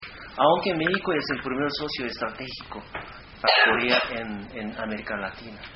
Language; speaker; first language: Spanish; non-native, fluent; Korean